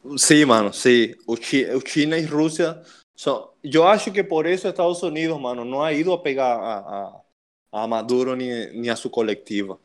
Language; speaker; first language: Portuguese; non-native, fluent; Spanish